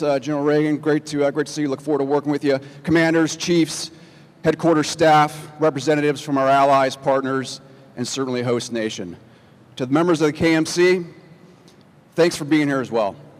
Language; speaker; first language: English; native; English